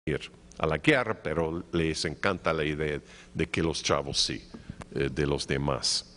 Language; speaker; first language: Spanish; non-native, fluent; English